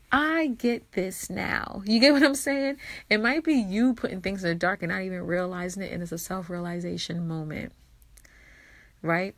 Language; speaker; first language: English; native; English